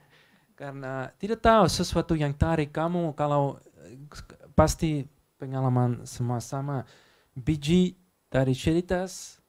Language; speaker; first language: Indonesian; non-native, learner; Dutch